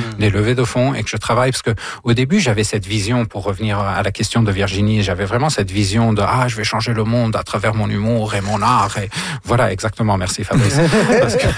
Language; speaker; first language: French; non-native, local second language; Arabic